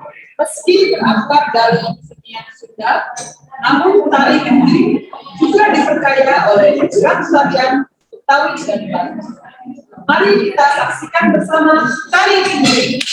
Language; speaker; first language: Indonesian; native; Indonesian